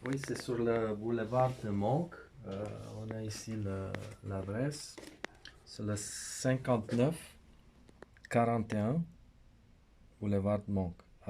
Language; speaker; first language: French; non-native, fluent; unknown